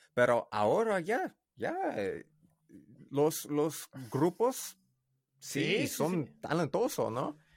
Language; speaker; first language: Spanish; non-native, learner; English